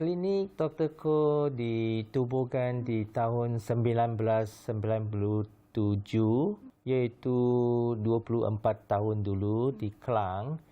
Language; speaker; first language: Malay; non-native, local second language; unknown